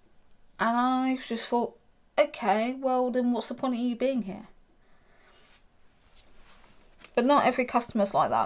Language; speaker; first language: English; native; English